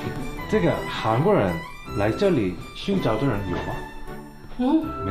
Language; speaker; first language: Chinese; non-native, learner; Korean